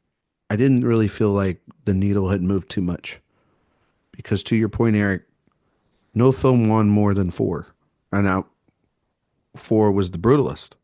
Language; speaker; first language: English; native; English